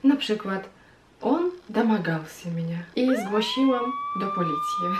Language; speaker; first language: Polish; non-native, fluent; Russian